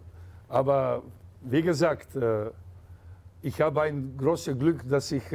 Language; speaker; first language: German; non-native, fluent; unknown